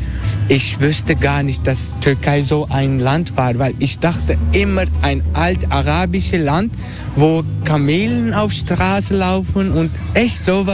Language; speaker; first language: German; non-native, learner; Turkish